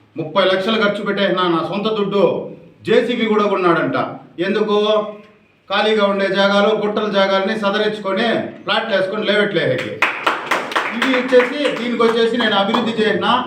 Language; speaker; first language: Telugu; native; Telugu